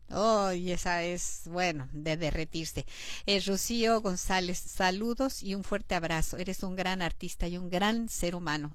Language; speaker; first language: Spanish; native; Spanish